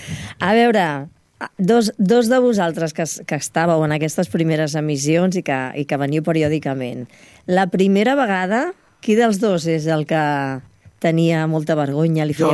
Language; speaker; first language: Catalan; native; Catalan